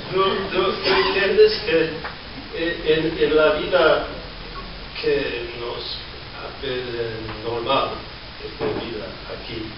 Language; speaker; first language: Spanish; non-native, learner; English